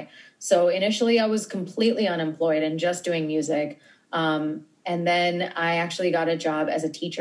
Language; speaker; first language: English; native; English